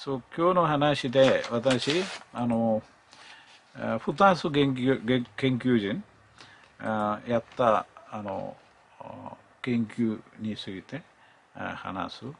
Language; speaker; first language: Japanese; non-native, learner; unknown